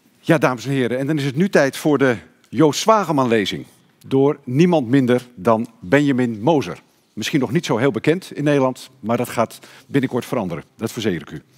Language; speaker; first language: Dutch; native; Dutch